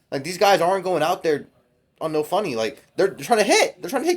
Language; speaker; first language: English; native; English